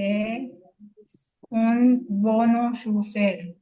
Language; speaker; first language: German; non-native, learner; Filipino